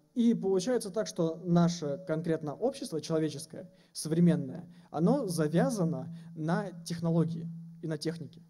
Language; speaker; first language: Russian; native; Russian